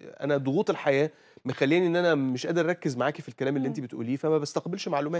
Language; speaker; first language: Arabic; native; Arabic